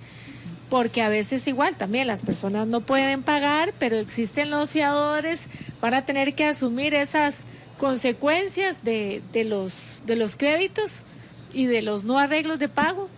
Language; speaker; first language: Spanish; native; Spanish